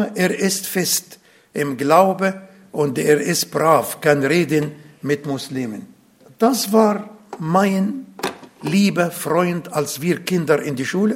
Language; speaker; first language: German; non-native, learner; Arabic